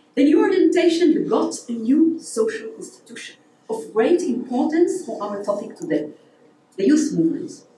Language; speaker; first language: English; non-native, fluent; Hebrew